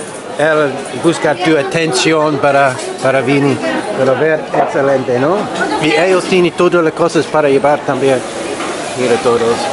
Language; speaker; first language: Spanish; non-native, learner; English